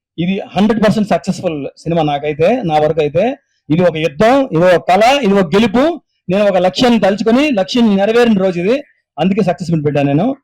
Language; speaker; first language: Telugu; native; Telugu